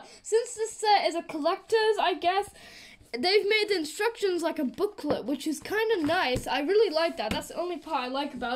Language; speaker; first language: English; native; English